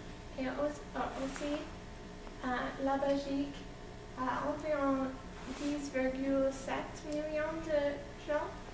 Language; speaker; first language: French; non-native, learner; English